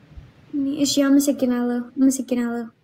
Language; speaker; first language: Amharic; non-native, learner; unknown